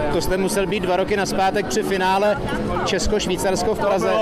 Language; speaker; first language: Czech; native; Czech